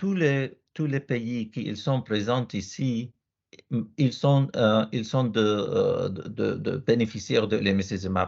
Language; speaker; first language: French; non-native, learner; Arabic